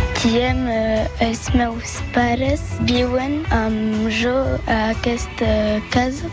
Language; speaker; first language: Catalan; non-native, local second language; French